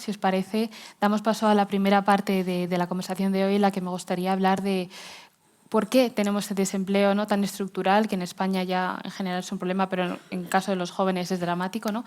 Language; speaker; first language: Spanish; native; Spanish